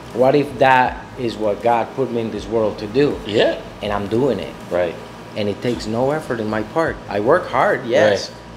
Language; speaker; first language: English; non-native, fluent; Spanish